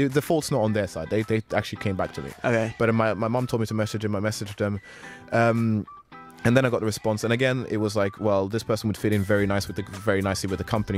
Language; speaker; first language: English; native; English